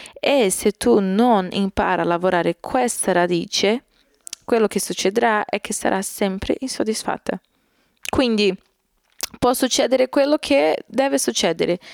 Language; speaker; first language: Italian; non-native, fluent; Portuguese